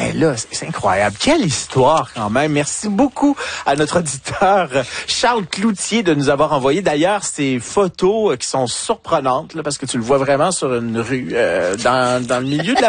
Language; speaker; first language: French; native; French